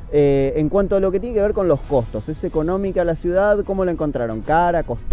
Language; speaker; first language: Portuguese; non-native, learner; Spanish